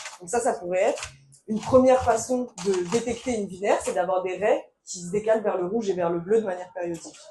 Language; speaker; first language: French; native; French